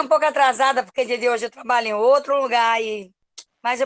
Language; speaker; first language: Portuguese; native; Portuguese